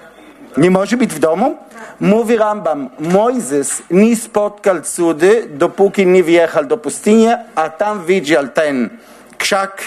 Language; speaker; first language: Polish; non-native, learner; Hebrew